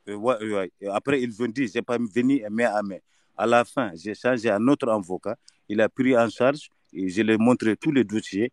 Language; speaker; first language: French; non-native, learner; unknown